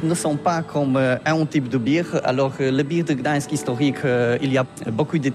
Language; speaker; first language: French; non-native, learner; Polish